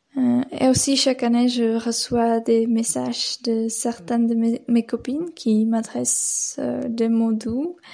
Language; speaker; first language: French; non-native, fluent; Czech